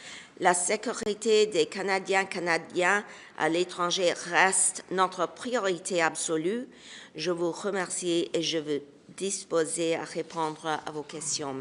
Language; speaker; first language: French; non-native, fluent; English